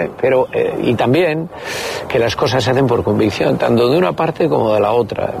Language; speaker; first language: Spanish; native; Spanish